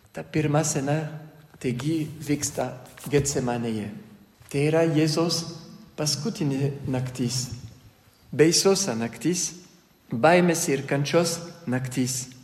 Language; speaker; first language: Lithuanian; non-native, fluent; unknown